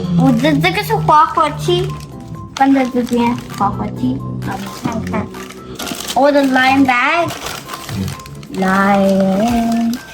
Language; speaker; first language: Chinese; early bilingual, heritage; Chinese